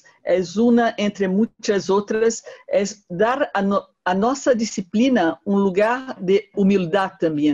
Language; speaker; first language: Spanish; non-native, fluent; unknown